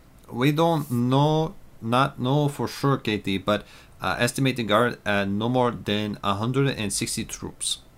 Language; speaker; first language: English; native; English